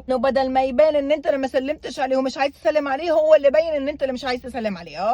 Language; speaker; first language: Arabic; native; Arabic